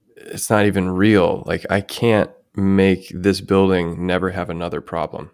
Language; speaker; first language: English; native; English